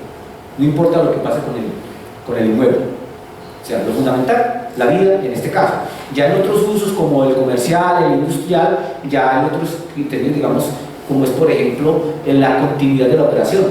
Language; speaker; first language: Spanish; native; Spanish